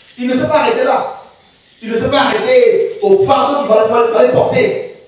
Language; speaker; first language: French; non-native, local second language; Lingala